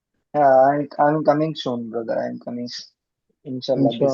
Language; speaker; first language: English; non-native, learner; Hindi